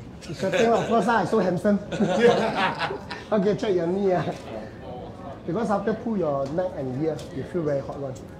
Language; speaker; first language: English; non-native, local second language; Chinese